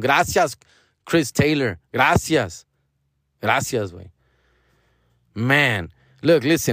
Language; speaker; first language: Spanish; early bilingual, heritage; Spanish